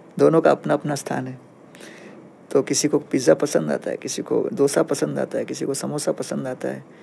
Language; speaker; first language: Hindi; non-native, local second language; Malayalam